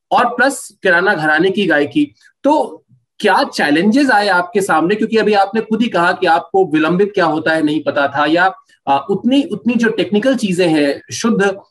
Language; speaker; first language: Hindi; native; Hindi